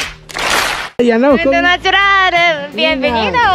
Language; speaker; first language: Spanish; non-native, learner; Japanese